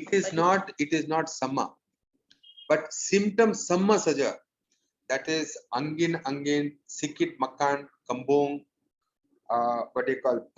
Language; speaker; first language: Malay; non-native, local second language; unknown